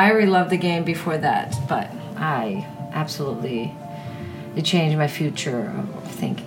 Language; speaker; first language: English; early bilingual, other home language; Icelandic